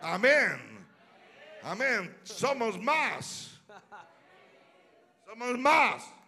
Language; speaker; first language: Spanish; non-native, learner; English